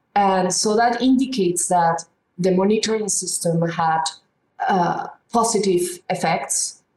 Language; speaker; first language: English; non-native, fluent; Spanish